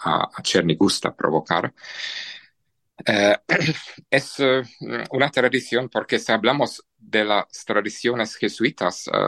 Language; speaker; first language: Spanish; non-native, fluent; Czech